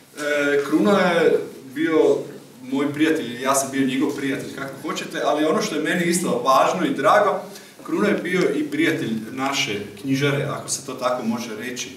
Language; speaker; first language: Serbian; native; Serbian